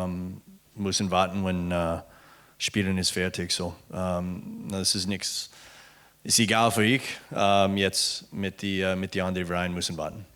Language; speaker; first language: German; non-native, learner; English